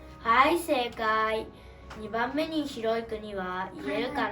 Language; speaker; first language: Japanese; early bilingual, other home language; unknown